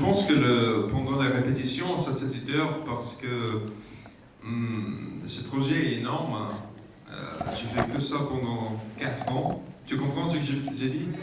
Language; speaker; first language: French; non-native, learner; English